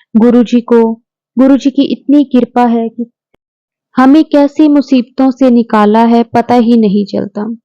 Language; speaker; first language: Hindi; native; Hindi